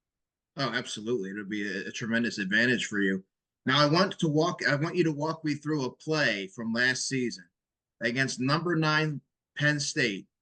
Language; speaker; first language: English; native; English